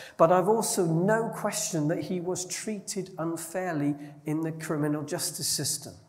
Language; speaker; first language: English; native; English